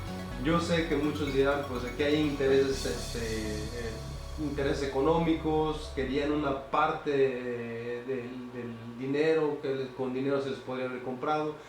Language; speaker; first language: Spanish; native; Spanish